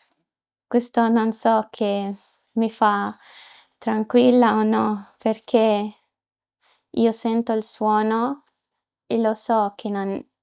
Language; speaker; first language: Italian; non-native, learner; Arabic